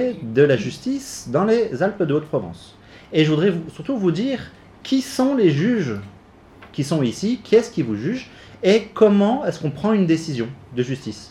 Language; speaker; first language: French; native; French